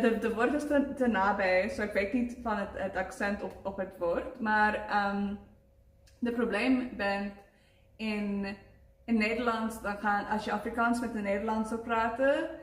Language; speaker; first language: Dutch; non-native, learner; Afrikaans